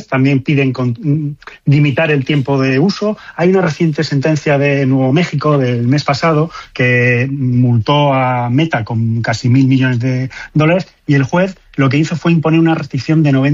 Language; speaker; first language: Spanish; native; Spanish